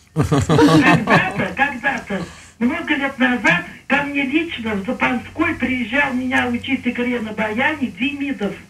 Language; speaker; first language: Russian; native; Russian